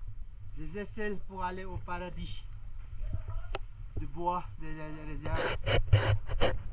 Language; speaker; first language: French; non-native, fluent; Nepali